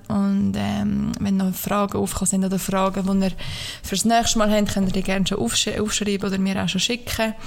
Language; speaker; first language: German; native; German